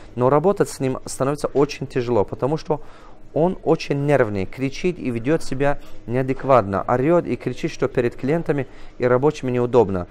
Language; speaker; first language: Russian; non-native, local second language; Tajik